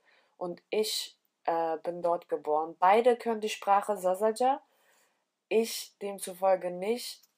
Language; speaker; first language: German; early bilingual, other home language; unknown